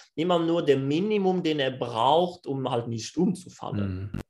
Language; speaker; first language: German; non-native, fluent; French